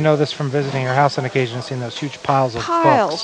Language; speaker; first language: English; native; English